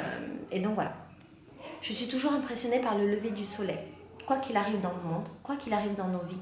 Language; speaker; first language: French; native; French